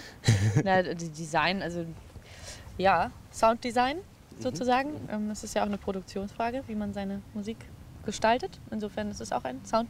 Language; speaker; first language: German; native; German